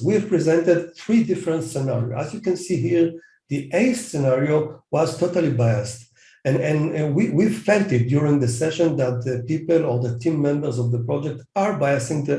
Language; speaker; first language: English; non-native, fluent; Hebrew